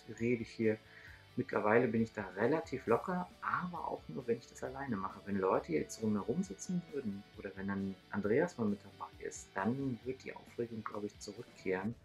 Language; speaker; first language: German; native; German